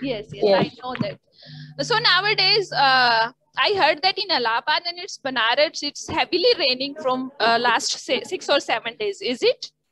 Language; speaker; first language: English; non-native, learner; Hindi